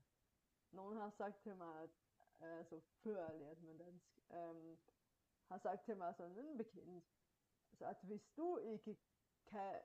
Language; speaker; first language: Danish; non-native, fluent; Bulgarian